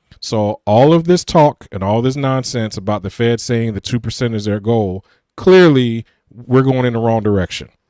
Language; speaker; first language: English; native; English